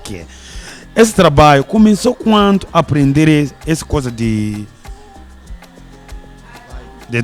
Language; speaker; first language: Portuguese; non-native, learner; Kinyarwanda